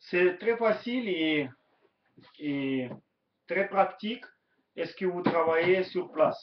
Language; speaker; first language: French; non-native, learner; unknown